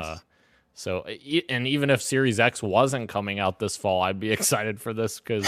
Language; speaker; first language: English; native; English